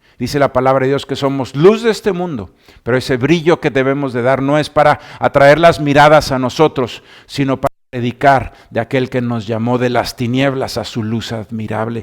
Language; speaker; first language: Spanish; native; Spanish